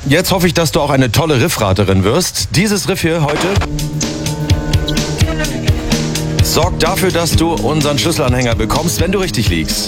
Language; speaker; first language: German; native; German